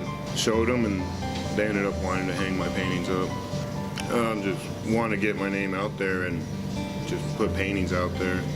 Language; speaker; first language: English; native; English